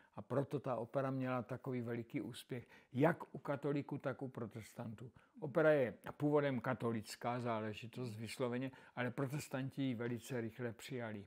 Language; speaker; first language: Czech; native; Czech